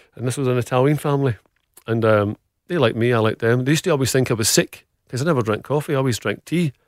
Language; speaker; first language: English; native; English